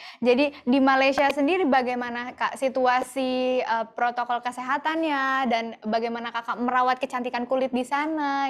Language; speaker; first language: Indonesian; native; Indonesian